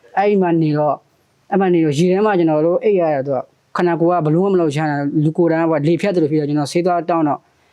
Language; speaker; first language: Burmese; non-native, local second language; Karen languages